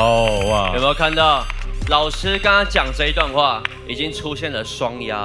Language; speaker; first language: Chinese; native; Chinese